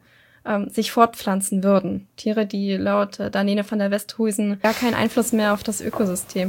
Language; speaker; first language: German; native; German